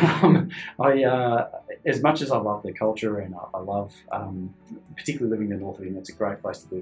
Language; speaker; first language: English; native; English